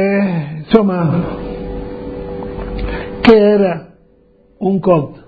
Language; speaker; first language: Italian; non-native, local second language; Friulian